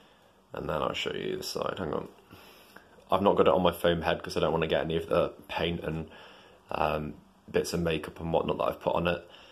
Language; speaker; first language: English; native; English